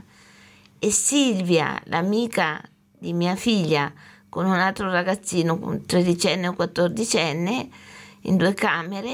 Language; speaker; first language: Italian; native; Italian